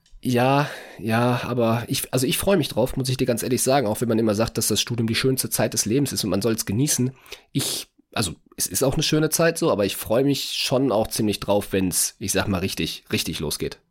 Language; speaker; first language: German; native; German